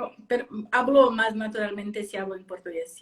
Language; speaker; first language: Spanish; non-native, learner; Portuguese